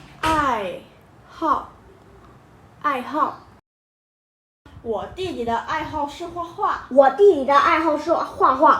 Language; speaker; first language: Chinese; non-native, learner; Korean